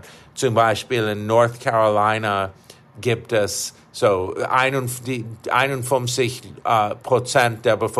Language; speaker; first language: German; non-native, fluent; English